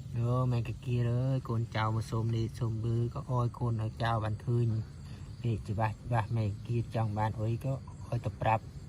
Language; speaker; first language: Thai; non-native, local second language; Northern Khmer